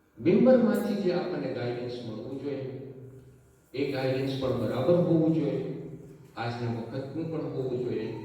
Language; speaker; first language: Gujarati; early bilingual, heritage; Gujarati